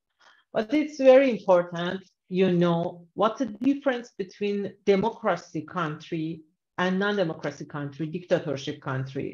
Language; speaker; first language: English; non-native, learner; Persian